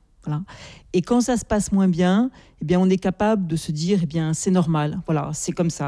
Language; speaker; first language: French; native; French